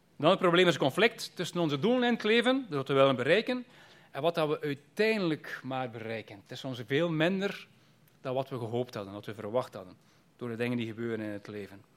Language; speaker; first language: Dutch; native; Dutch